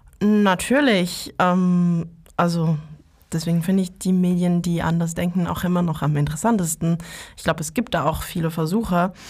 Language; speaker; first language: German; non-native, fluent; French